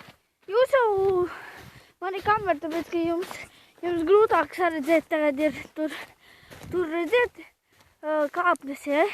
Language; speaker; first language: Latvian; non-native, local second language; Russian